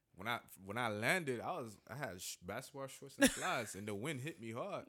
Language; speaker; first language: English; native; English